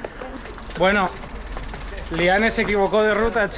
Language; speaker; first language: Spanish; native; Spanish